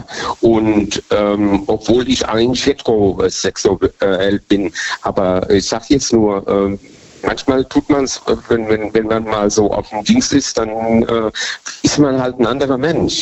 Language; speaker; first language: German; native; German